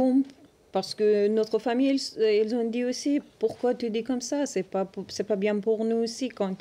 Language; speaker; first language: French; non-native, learner; Persian